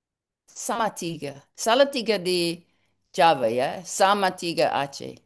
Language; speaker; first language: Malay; non-native, learner; English